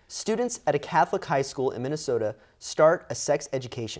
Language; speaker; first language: English; native; English